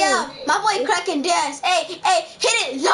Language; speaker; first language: English; native; English